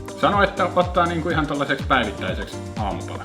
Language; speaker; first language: Finnish; native; Finnish